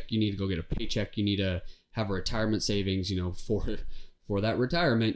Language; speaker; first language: English; native; English